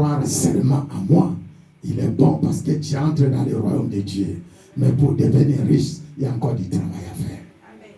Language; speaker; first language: French; non-native, local second language; Lingala